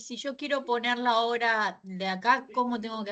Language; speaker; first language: Spanish; native; Spanish